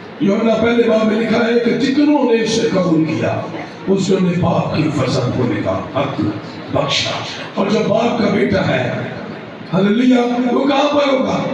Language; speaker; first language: Urdu; non-native, local second language; Punjabi